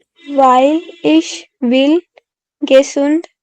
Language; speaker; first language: German; non-native, learner; Hindi